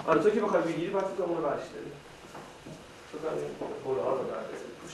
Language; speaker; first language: Persian; native; Persian